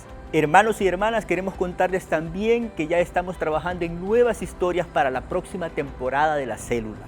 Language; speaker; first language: Spanish; native; Spanish